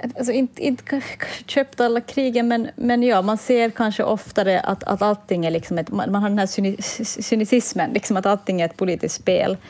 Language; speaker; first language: Swedish; native; Swedish